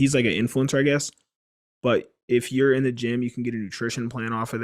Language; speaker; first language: English; native; English